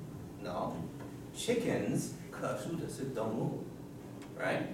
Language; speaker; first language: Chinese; non-native, learner; English